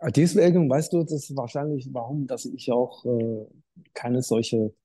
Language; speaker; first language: German; non-native, learner; Chinese